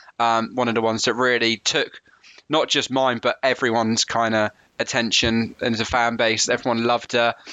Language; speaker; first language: English; native; English